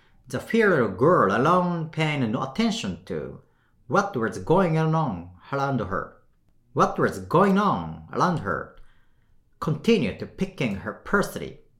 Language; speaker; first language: English; non-native, fluent; Japanese